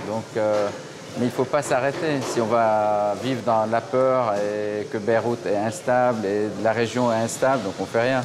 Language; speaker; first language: French; non-native, local second language; Arabic